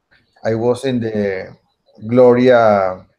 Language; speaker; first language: English; non-native, learner; Spanish